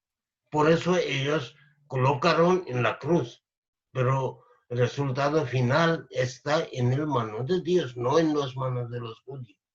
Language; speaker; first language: Spanish; non-native, learner; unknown